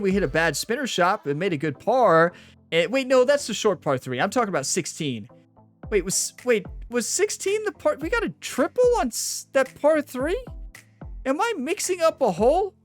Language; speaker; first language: English; native; English